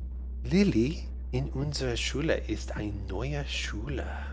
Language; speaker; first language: German; non-native, learner; English